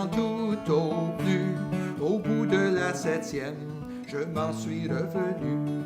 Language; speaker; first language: French; native; French